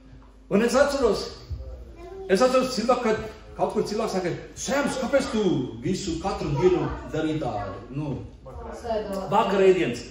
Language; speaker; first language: Latvian; non-native, learner; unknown